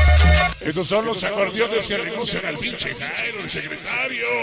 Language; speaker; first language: Spanish; native; Spanish